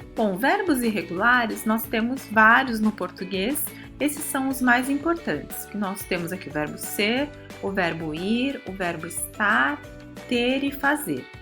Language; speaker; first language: Portuguese; early bilingual, other home language; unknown